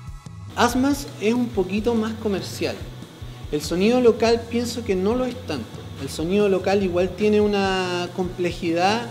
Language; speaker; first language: Spanish; native; Spanish